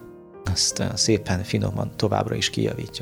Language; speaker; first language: Hungarian; native; Hungarian